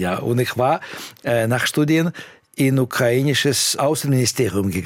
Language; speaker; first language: German; non-native, fluent; Russian